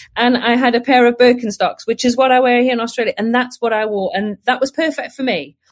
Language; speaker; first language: English; native; English